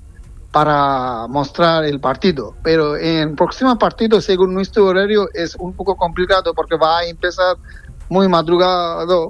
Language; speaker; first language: Spanish; non-native, fluent; Bangla